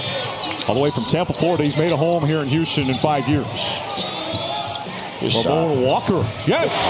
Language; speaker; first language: English; native; English